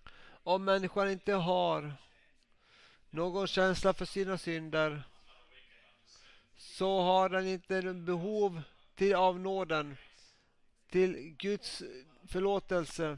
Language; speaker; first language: Swedish; non-native, local second language; Finnish